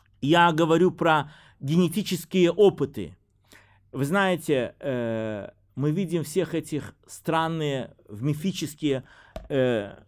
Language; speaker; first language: Russian; native; Russian